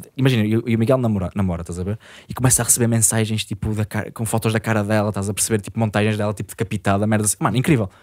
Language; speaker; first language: Portuguese; native; Portuguese